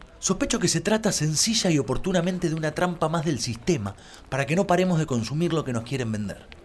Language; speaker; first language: Spanish; native; Spanish